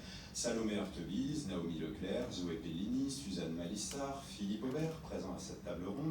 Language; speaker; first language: French; native; French